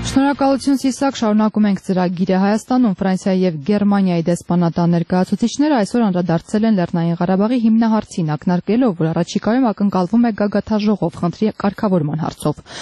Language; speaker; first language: Armenian; native; Armenian